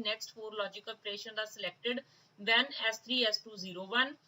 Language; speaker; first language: English; non-native, local second language; Punjabi